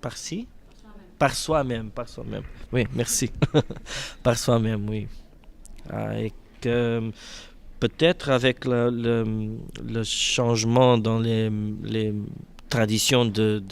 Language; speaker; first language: French; non-native, fluent; Portuguese